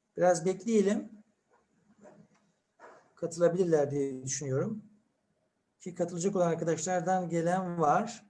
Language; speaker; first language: Turkish; native; Turkish